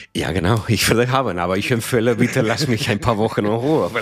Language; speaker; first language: German; non-native, fluent; Spanish